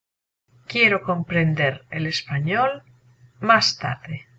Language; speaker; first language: Spanish; non-native, learner; English